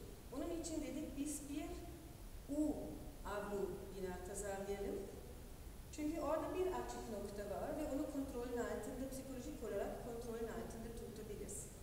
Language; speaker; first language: Turkish; non-native, fluent; German